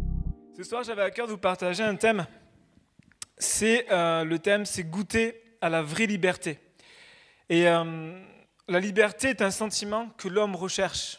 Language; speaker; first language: French; native; French